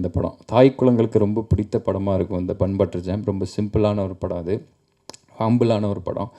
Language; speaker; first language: Tamil; native; Tamil